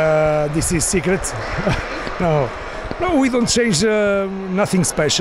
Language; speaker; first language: English; non-native, learner; Portuguese